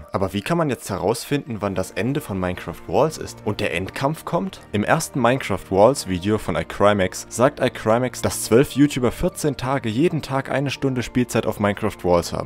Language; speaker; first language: German; native; German